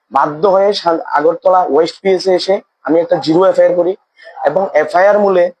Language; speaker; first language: Bangla; native; Bangla